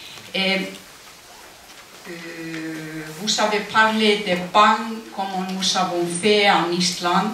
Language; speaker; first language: French; non-native, fluent; Icelandic